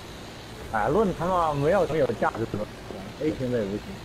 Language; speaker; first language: Chinese; native; Chinese